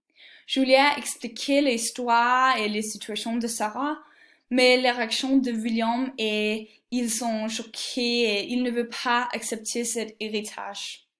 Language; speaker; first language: French; non-native, learner; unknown